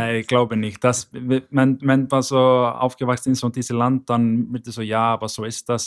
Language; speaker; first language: German; non-native, learner; Icelandic